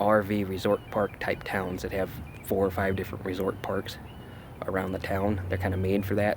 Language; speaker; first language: English; native; English